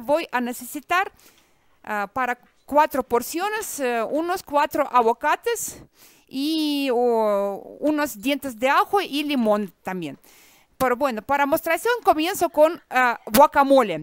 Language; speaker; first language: Spanish; non-native, fluent; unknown